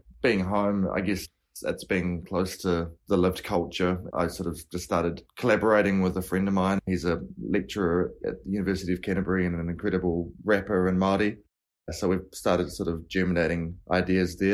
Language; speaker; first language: English; native; English